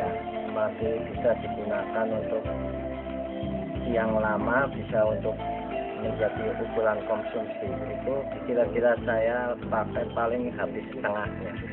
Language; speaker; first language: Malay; non-native, local second language; Javanese